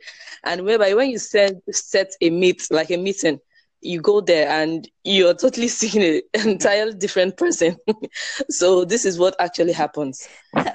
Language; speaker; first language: English; non-native, local second language; Igbo